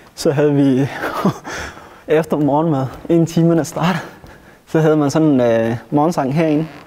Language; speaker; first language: Danish; early bilingual, other home language; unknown